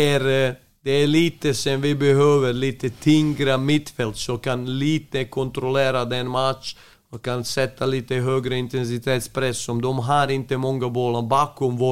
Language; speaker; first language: Swedish; non-native, fluent; Serbian